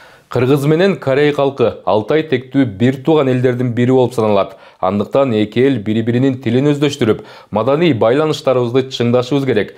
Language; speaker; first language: Kyrgyz; native; Kyrgyz